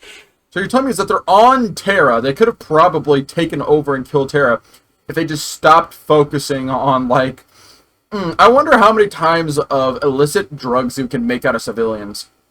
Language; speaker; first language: English; native; English